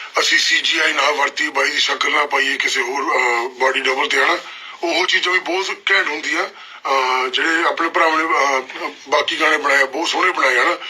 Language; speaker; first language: Punjabi; early bilingual, heritage; Punjabi